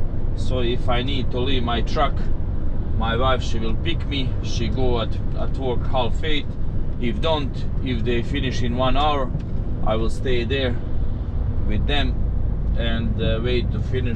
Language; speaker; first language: English; non-native, learner; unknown